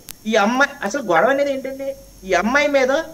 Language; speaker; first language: Telugu; native; Telugu